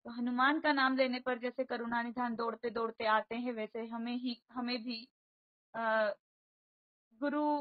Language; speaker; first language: Hindi; non-native, local second language; Marathi